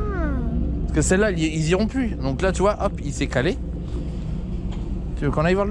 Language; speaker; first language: French; native; French